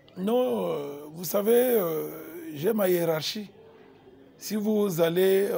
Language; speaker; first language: French; non-native, local second language; Lingala